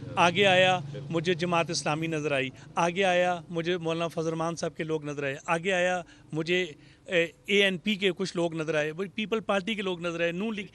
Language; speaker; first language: Urdu; native; Urdu